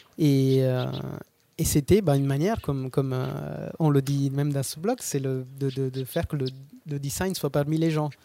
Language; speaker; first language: French; non-native, fluent; Italian